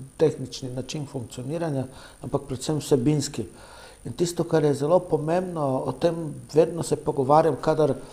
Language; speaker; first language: Slovenian; non-native, local second language; Romany